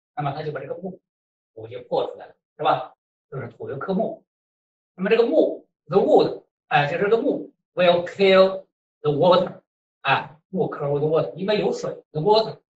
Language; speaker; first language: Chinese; native; Chinese